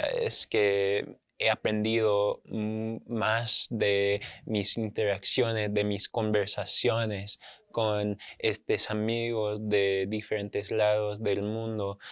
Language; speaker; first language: Spanish; non-native, fluent; English